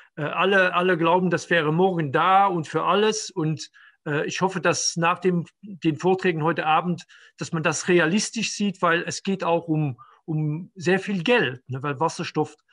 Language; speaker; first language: German; non-native, local second language; Luxembourgish